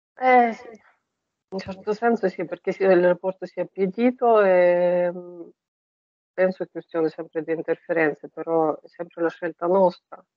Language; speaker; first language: Italian; non-native, fluent; Russian